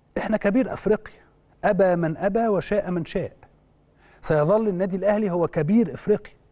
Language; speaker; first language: Arabic; native; Arabic